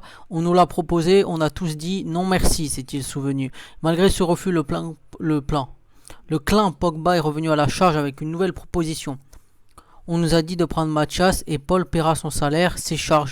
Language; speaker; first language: French; native; French